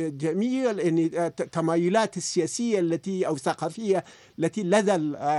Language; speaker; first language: Arabic; non-native, fluent; Persian